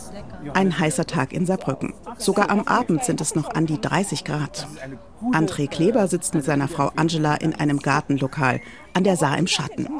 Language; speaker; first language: German; native; German